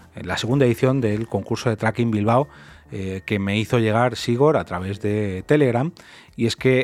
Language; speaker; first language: Spanish; native; Spanish